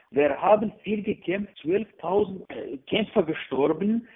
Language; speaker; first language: German; non-native, learner; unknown